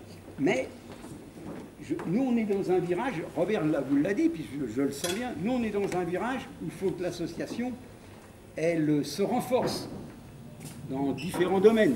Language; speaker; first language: French; native; French